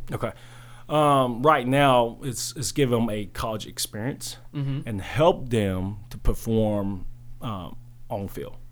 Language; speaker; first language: English; early bilingual, other home language; Chinese